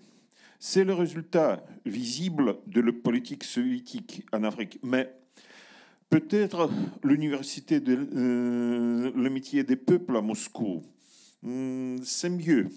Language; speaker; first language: French; non-native, learner; Russian